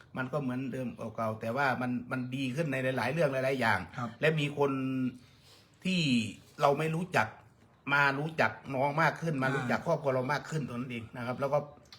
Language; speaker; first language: Thai; native; Thai